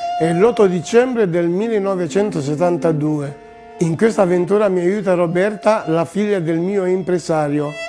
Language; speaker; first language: Italian; non-native, fluent; Romanian